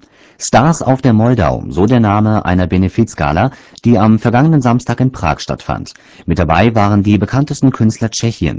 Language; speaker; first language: German; native; German